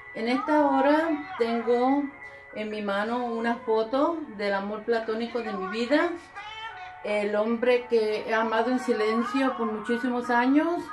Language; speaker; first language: Spanish; native; Spanish